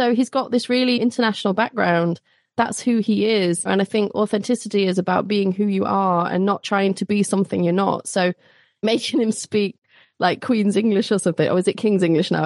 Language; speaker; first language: English; native; English